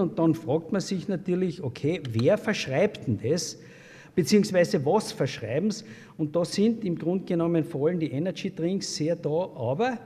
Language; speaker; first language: German; native; German